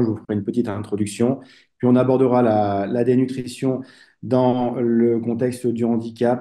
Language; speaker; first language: French; native; French